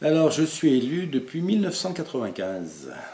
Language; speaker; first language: French; native; French